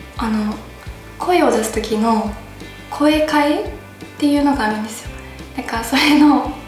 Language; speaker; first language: Japanese; native; Japanese